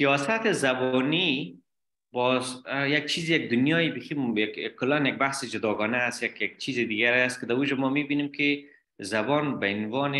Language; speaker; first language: Persian; native; Persian